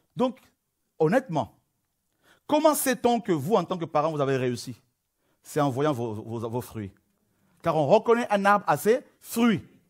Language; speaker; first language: French; non-native, local second language; Lingala